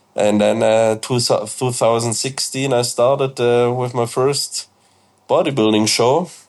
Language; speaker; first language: English; non-native, fluent; German